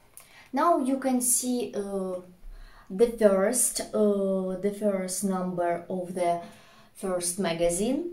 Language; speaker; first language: English; non-native, fluent; Russian